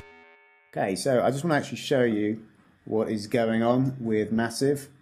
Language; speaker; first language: English; native; English